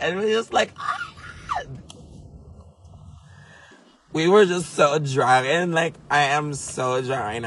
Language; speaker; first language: English; non-native, local second language; Cebuano